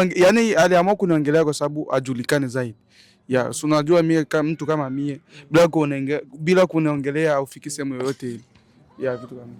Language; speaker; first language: Swahili; native; Swahili